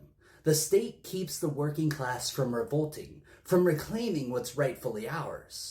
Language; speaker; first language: English; native; English